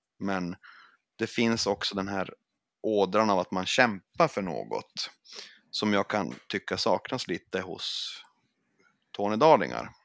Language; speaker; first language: Swedish; native; Swedish